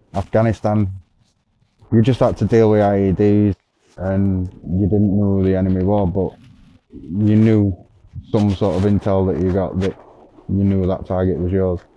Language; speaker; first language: English; native; English